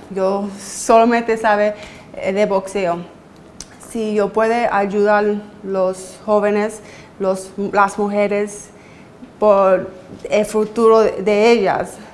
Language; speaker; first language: Spanish; early bilingual, heritage; Spanish